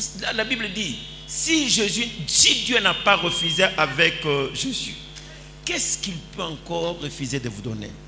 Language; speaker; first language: French; non-native, local second language; Lingala